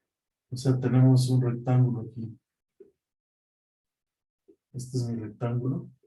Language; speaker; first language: Spanish; native; Spanish